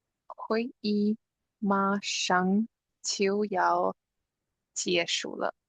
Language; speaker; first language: Chinese; non-native, learner; English